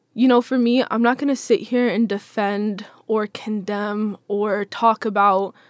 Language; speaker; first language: English; native; English